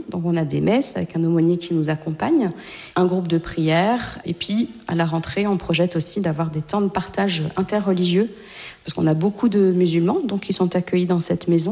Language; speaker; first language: French; native; French